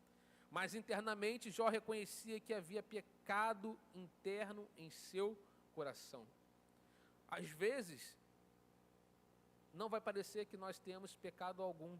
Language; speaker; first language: Portuguese; native; Portuguese